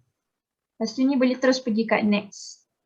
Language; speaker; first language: Malay; native; Malay